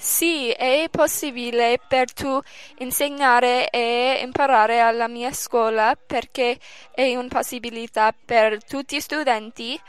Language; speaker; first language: Italian; non-native, learner; English